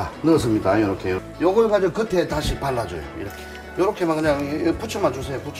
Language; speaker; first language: Korean; native; Korean